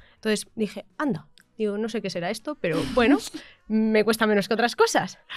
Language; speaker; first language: Spanish; native; Spanish